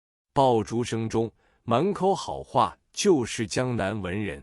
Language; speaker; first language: Chinese; native; Chinese